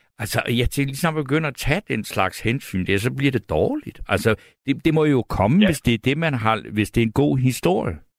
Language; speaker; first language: Danish; native; Danish